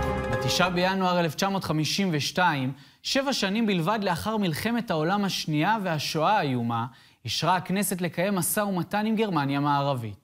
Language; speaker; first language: Hebrew; native; Hebrew